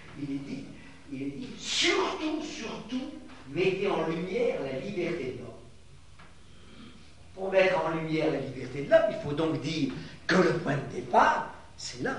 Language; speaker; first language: French; native; French